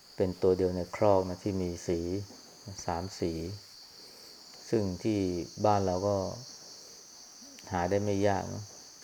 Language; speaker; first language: Thai; native; Thai